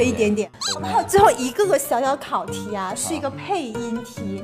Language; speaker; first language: Chinese; native; Chinese